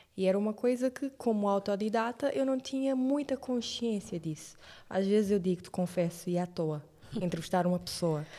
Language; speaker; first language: Portuguese; non-native, local second language; Kabuverdianu